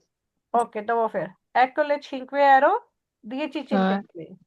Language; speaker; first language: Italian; non-native, fluent; Punjabi